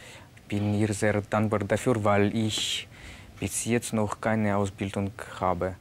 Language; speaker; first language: German; non-native, fluent; Ukrainian